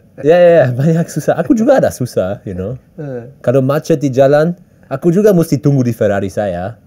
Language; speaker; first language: Indonesian; early bilingual, heritage; English